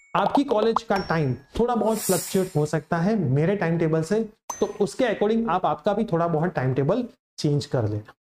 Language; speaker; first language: Hindi; non-native, local second language; Gujarati